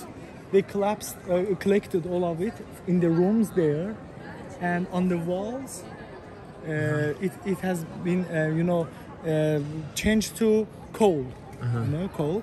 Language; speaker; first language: English; non-native, learner; Turkish